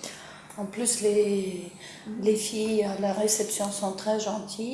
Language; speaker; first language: French; non-native, fluent; Ukrainian